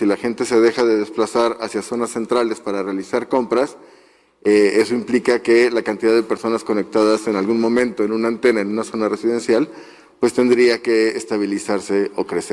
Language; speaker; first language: Spanish; native; Spanish